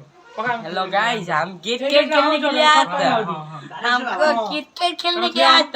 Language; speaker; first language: Hindi; non-native, learner; Odia